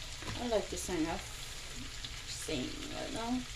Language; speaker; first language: English; non-native, learner; Haitian Creole